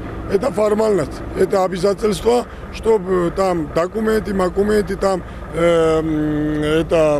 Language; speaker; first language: Russian; non-native, fluent; Georgian